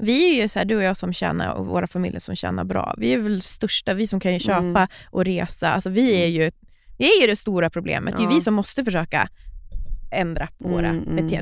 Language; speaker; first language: Swedish; native; Swedish